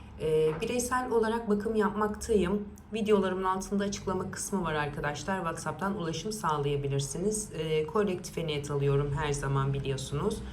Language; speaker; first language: Turkish; native; Turkish